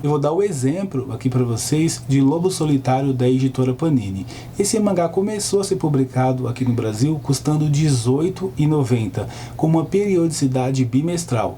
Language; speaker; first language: Portuguese; native; Portuguese